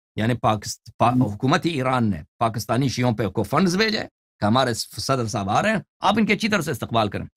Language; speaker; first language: Urdu; native; Urdu